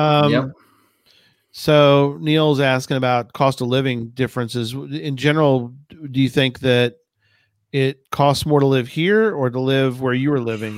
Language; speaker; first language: English; native; English